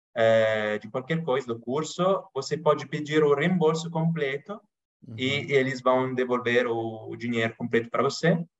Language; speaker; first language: Portuguese; non-native, fluent; Italian